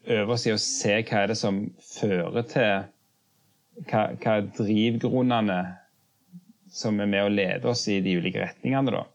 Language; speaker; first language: Norwegian; native; Norwegian